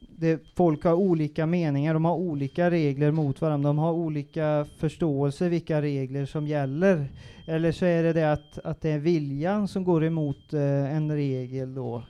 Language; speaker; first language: Swedish; native; Swedish